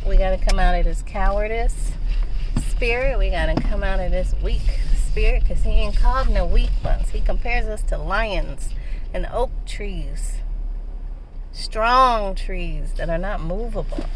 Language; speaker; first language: English; native; English